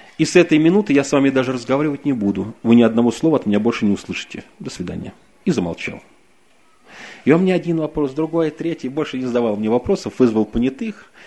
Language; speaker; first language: Russian; native; Russian